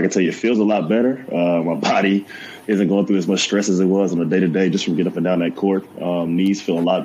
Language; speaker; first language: English; native; English